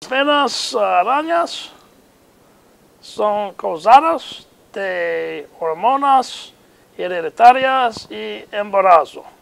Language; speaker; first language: Spanish; non-native, learner; English